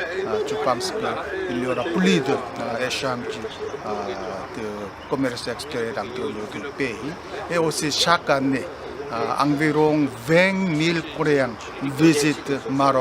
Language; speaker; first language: French; non-native, learner; Korean